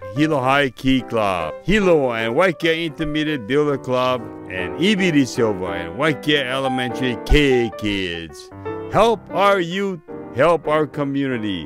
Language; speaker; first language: English; native; English